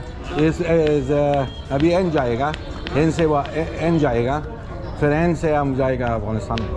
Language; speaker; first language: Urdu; non-native, learner; Persian